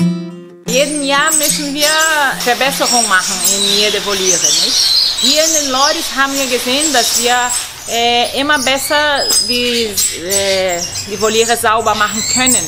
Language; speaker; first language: German; non-native, learner; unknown